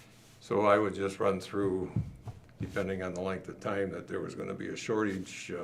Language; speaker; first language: English; native; English